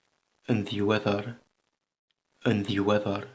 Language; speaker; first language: Welsh; non-native, learner; English